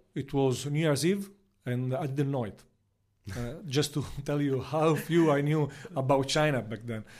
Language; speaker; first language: English; non-native, fluent; Italian